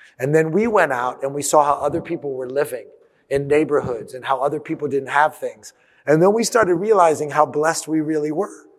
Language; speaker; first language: English; early bilingual, other home language; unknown